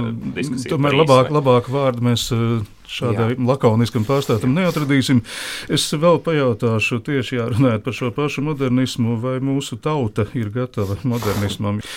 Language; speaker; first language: Latvian; native; Latvian